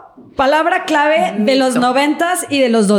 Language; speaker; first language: Spanish; native; Spanish